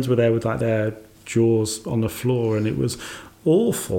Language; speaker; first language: English; native; English